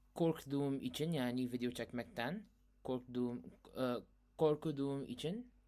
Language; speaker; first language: Turkish; non-native, learner; Urdu